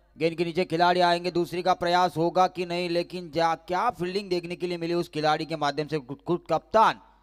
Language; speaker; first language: Hindi; non-native, local second language; Marathi